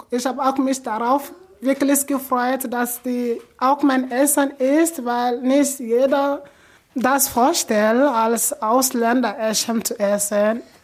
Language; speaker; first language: German; non-native, learner; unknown